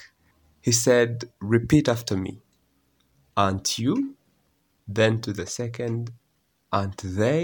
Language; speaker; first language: English; non-native, local second language; Kinyarwanda